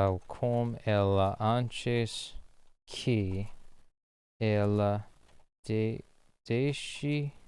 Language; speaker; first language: Portuguese; non-native, learner; English